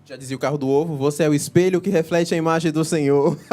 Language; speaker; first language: Portuguese; native; Portuguese